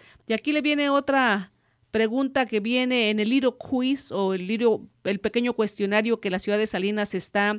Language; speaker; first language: Spanish; native; Spanish